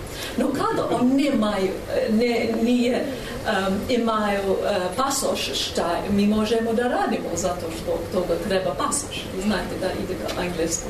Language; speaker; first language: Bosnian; non-native, learner; English